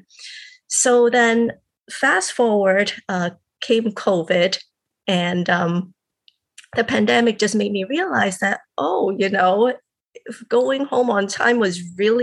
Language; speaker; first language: English; non-native, local second language; Cantonese